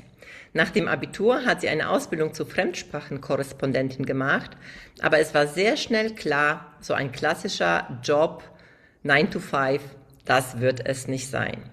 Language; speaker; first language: German; native; German